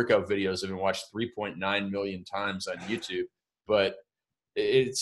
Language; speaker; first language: English; native; English